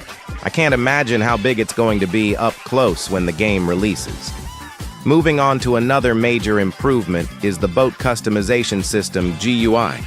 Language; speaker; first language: English; native; English